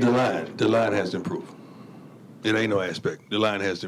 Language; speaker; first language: English; native; English